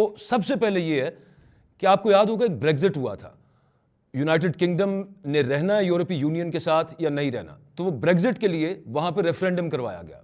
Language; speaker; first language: Urdu; non-native, local second language; Punjabi